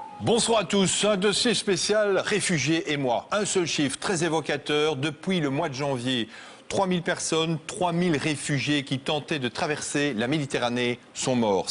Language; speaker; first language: French; native; French